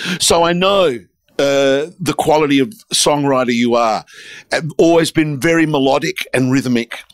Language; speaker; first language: English; native; English